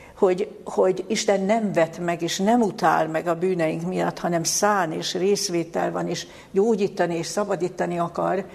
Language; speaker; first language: Hungarian; native; Hungarian